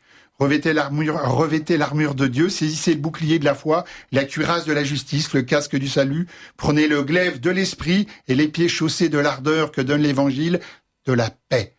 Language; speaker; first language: French; native; French